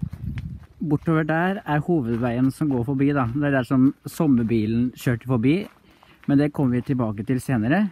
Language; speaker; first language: Norwegian; native; Norwegian